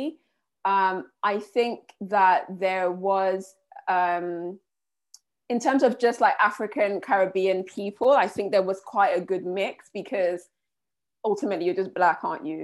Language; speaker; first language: English; native; English